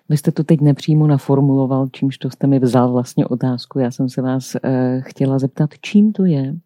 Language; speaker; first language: Czech; native; Czech